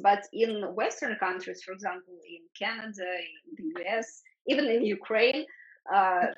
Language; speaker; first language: English; non-native, fluent; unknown